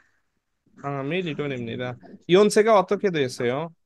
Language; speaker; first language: Korean; non-native, learner; Bangla